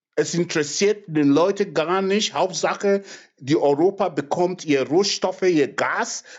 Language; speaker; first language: German; non-native, fluent; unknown